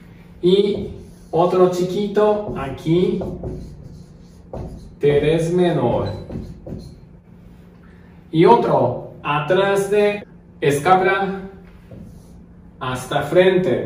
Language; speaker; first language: Spanish; non-native, learner; Japanese